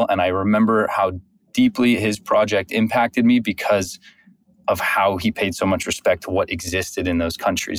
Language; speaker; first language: English; native; English